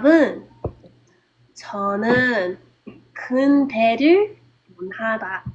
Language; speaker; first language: Korean; non-native, learner; English